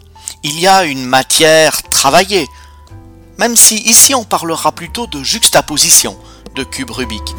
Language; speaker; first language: French; native; French